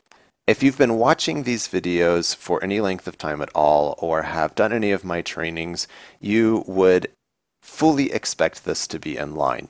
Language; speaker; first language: English; native; English